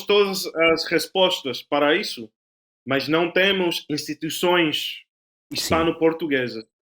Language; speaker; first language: Portuguese; non-native, fluent; Spanish